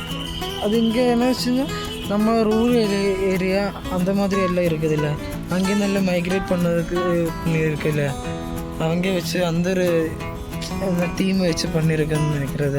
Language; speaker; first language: Tamil; non-native, learner; Malayalam